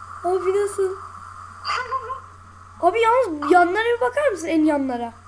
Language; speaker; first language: Turkish; native; Turkish